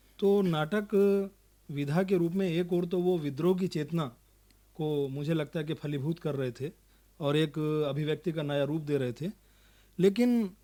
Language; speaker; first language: Hindi; native; Hindi